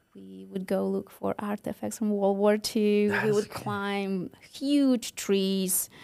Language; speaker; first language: English; non-native, fluent; Ukrainian